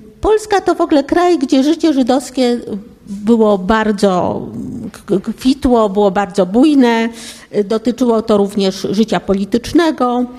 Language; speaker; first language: Polish; native; Polish